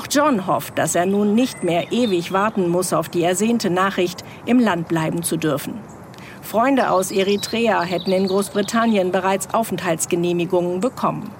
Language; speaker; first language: German; native; German